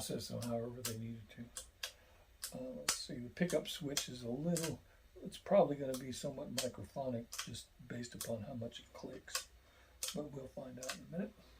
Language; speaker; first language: English; native; English